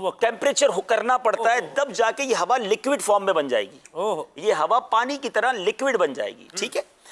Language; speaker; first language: Urdu; native; Urdu